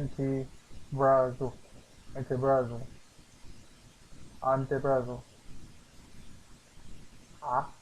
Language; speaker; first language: Spanish; non-native, learner; English